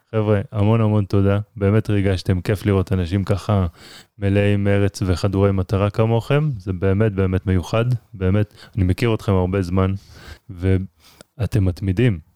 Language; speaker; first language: Hebrew; native; Hebrew